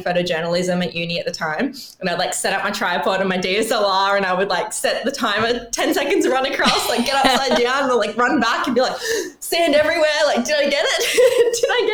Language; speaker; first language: English; native; English